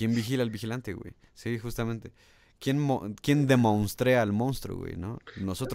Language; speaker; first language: Spanish; native; Spanish